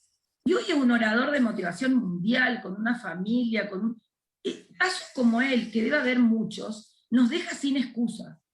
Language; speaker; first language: Spanish; native; Spanish